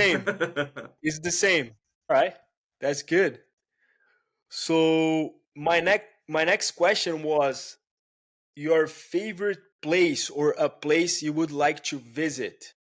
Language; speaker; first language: English; non-native, fluent; Portuguese